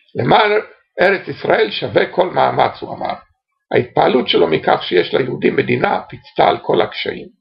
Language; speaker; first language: Hebrew; early bilingual, other home language; Romanian